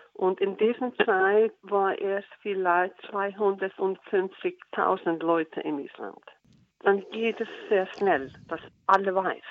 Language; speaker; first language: German; non-native, learner; Icelandic